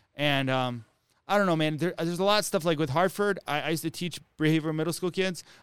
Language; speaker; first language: English; native; English